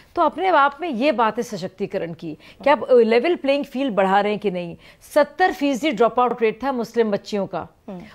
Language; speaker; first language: Hindi; native; Hindi